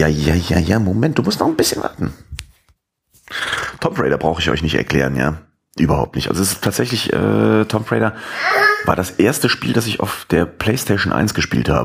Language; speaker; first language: German; native; German